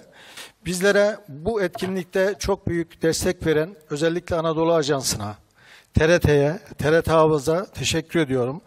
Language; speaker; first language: Turkish; native; Turkish